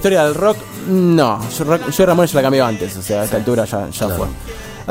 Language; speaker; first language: Spanish; native; Spanish